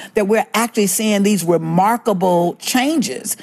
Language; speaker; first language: English; native; English